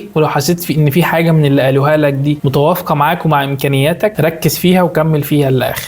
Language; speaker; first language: Arabic; native; Arabic